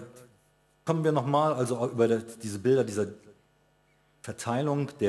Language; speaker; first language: German; native; German